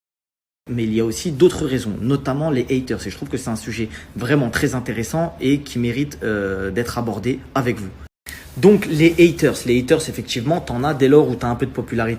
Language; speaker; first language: French; native; French